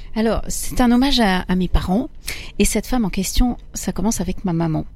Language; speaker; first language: French; early bilingual, other home language; Italian